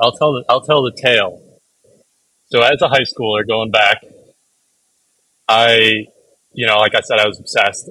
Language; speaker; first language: English; native; English